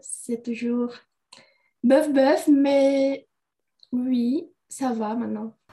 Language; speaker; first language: French; non-native, learner; Indonesian